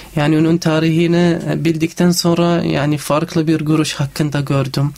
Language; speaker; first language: Turkish; non-native, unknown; Arabic